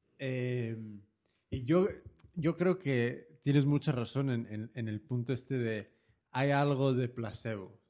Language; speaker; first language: Spanish; native; Spanish